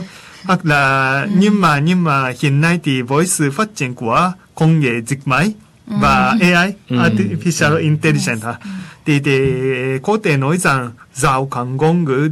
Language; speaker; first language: Vietnamese; non-native, fluent; Japanese